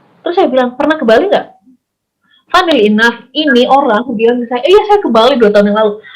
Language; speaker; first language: Indonesian; native; Indonesian